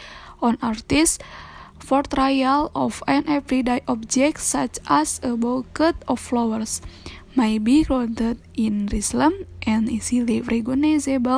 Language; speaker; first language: English; non-native, learner; Indonesian